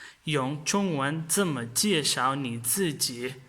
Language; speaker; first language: Chinese; non-native, fluent; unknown